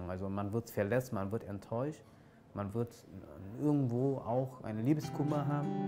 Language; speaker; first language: German; non-native, fluent; Vietnamese